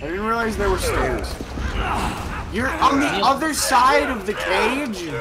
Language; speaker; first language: English; native; English